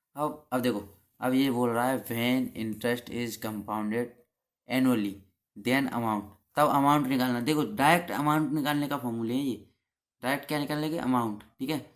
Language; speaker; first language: Hindi; native; Hindi